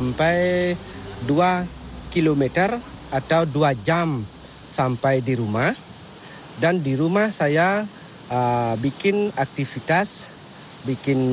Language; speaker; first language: Indonesian; non-native, local second language; Balinese